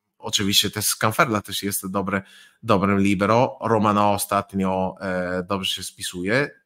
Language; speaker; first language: Polish; non-native, fluent; Italian